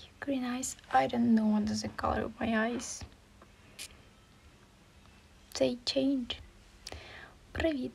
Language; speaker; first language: English; non-native, learner; Ukrainian